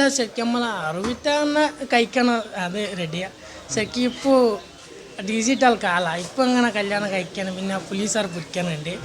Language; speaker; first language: Malayalam; non-native, local second language; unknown